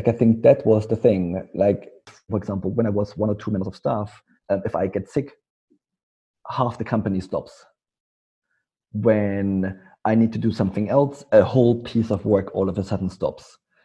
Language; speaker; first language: English; non-native, fluent; German